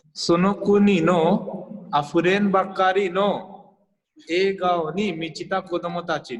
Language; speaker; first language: Japanese; non-native, fluent; Hindi